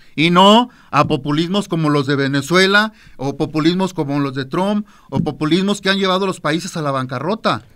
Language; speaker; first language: Spanish; native; Spanish